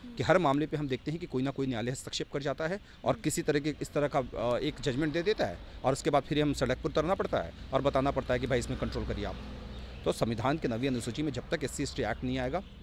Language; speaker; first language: Hindi; native; Hindi